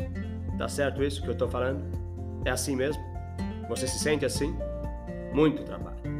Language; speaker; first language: Portuguese; non-native, fluent; English